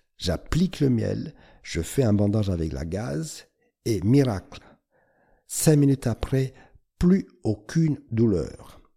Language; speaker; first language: French; non-native, fluent; Romanian